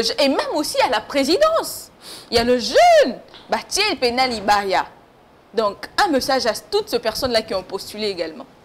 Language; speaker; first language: French; non-native, local second language; Lingala